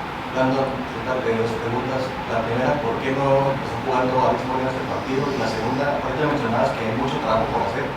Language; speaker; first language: Spanish; native; Spanish